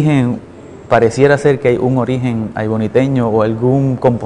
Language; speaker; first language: Spanish; native; Spanish